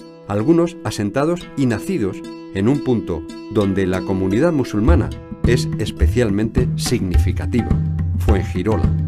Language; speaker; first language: Spanish; native; Spanish